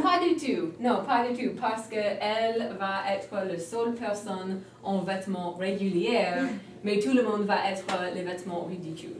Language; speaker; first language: French; non-native, fluent; English